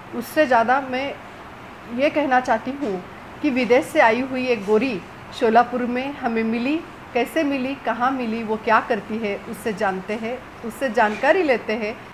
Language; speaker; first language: Hindi; non-native, local second language; Marathi